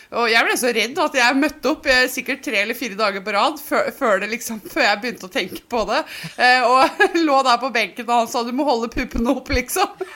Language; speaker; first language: Norwegian; native; Norwegian